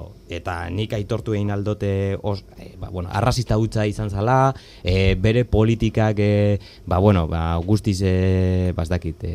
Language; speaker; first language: Basque; native; Basque